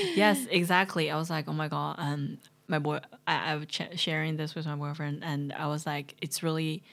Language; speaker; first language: English; non-native, fluent; Chinese